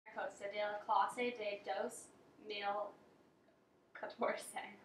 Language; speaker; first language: Spanish; non-native, learner; English